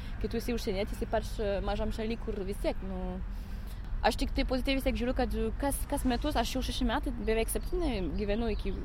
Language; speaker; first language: Lithuanian; non-native, fluent; French